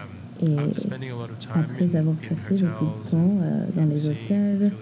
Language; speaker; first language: French; non-native, learner; English